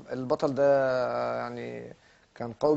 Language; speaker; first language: Arabic; native; Arabic